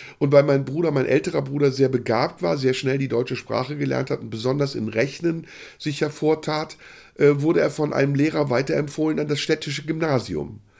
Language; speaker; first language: German; early bilingual, other home language; Turkish